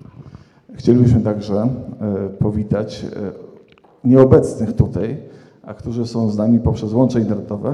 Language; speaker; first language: Polish; native; Polish